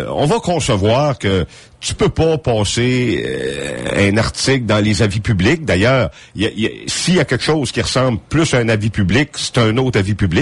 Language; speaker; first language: French; native; French